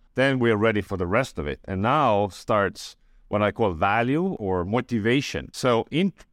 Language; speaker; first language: English; non-native, fluent; Estonian